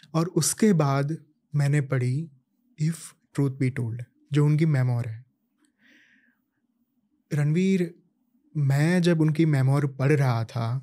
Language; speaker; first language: Hindi; native; Hindi